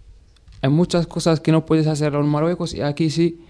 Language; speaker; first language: Spanish; non-native, learner; Arabic